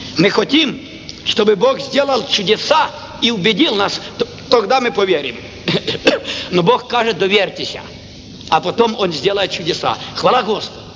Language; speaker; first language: Russian; non-native, local second language; Ukrainian